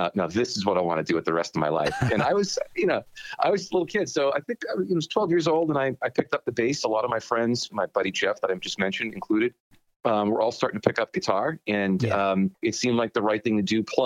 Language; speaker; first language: English; native; English